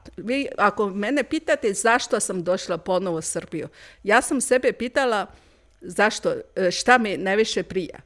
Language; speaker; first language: Croatian; non-native, learner; Chinese